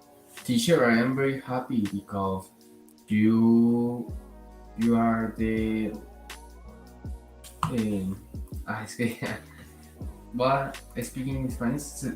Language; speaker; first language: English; non-native, learner; Spanish